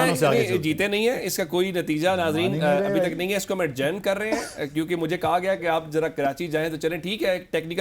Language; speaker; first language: Urdu; native; Urdu